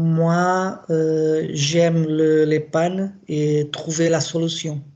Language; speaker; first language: French; non-native, learner; Portuguese